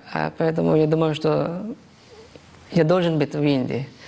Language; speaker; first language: Russian; non-native, fluent; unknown